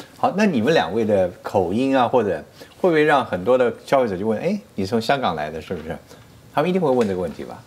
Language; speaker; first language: Chinese; native; Chinese